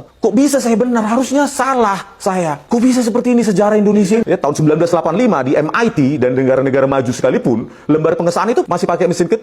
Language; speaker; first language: Indonesian; native; Indonesian